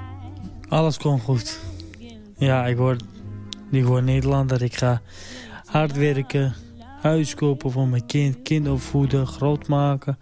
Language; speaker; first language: Dutch; non-native, learner; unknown